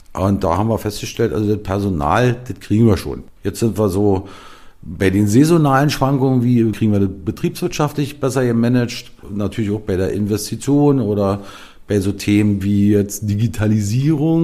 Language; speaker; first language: German; native; German